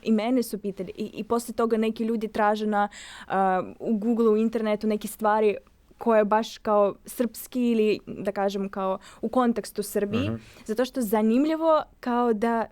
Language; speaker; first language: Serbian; non-native, fluent; Russian